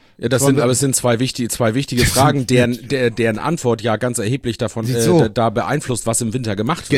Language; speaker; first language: German; native; German